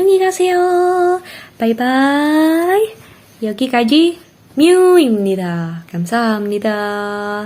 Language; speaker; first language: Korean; non-native, fluent; Indonesian